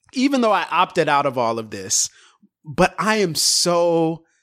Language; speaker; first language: English; early bilingual, other home language; Yoruba